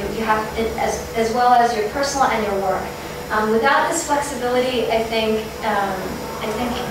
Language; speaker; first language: English; native; English